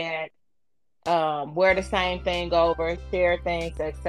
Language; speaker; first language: English; native; English